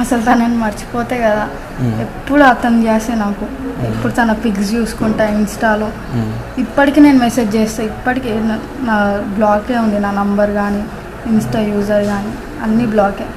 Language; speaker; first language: Telugu; native; Telugu